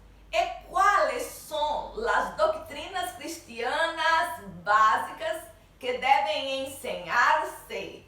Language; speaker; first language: Spanish; non-native, learner; Portuguese